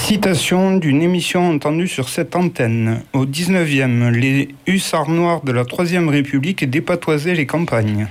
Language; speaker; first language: French; native; French